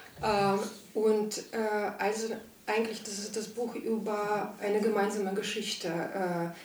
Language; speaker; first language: German; non-native, fluent; Russian